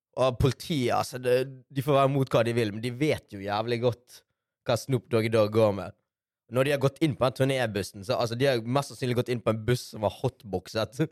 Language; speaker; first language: Norwegian; native; Norwegian